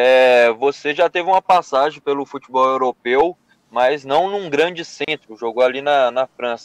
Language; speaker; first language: Portuguese; native; Portuguese